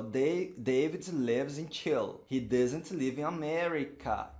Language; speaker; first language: English; non-native, fluent; Portuguese